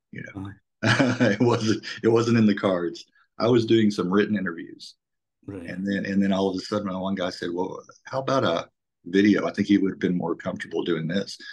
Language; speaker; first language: English; native; English